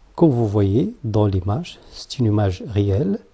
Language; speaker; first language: French; non-native, local second language; Arabic